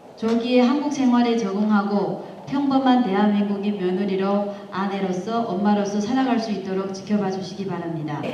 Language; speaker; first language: Korean; non-native, fluent; Chinese